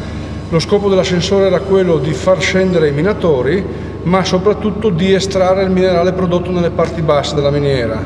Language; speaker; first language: Italian; native; Italian